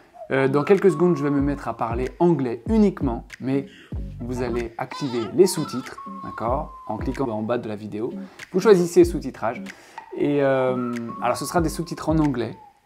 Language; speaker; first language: French; native; French